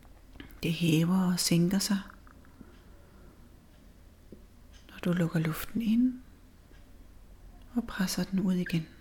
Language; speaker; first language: Danish; native; Danish